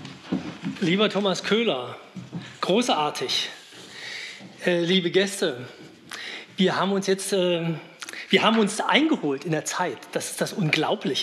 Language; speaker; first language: German; native; German